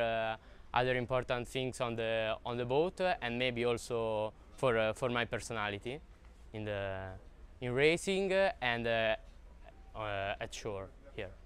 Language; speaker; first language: English; non-native, learner; Italian